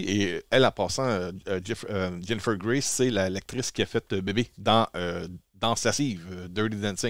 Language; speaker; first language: French; native; French